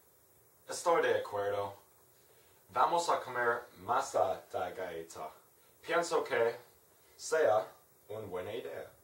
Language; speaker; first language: Spanish; non-native, learner; English